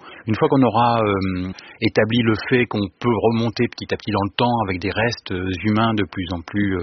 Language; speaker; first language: French; native; French